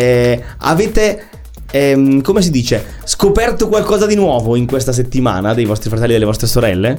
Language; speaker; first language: Italian; native; Italian